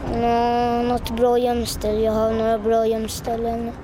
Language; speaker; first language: Swedish; early bilingual, other home language; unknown